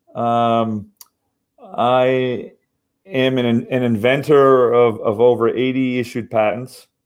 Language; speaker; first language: English; native; English